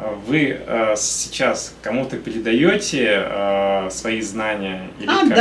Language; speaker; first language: Russian; native; Russian